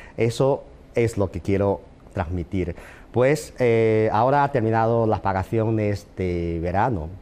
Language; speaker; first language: Spanish; non-native, fluent; Chinese